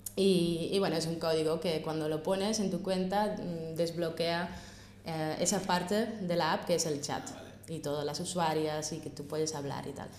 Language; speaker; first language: Spanish; non-native, fluent; Russian